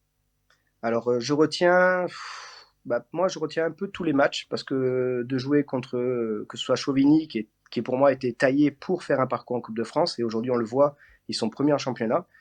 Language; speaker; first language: French; native; French